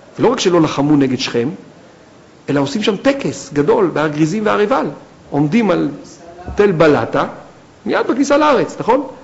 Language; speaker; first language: Hebrew; native; Hebrew